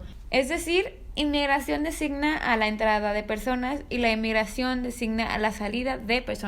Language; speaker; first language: Spanish; native; Spanish